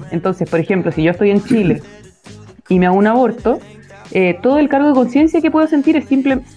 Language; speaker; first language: Spanish; native; Spanish